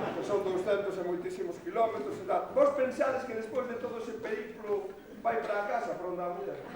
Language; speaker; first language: Galician; native; Galician